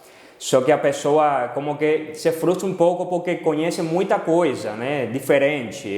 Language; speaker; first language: Portuguese; non-native, fluent; Spanish